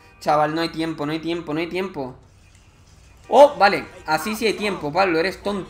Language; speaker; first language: Spanish; native; Spanish